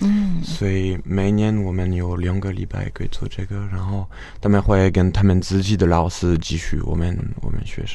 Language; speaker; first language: Chinese; non-native, fluent; French